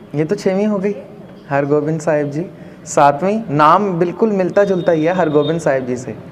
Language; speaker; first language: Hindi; native; Hindi